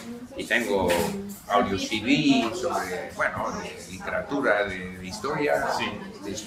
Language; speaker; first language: Spanish; non-native, fluent; English